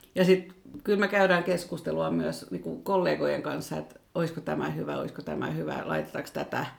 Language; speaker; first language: Finnish; non-native, local second language; Swedish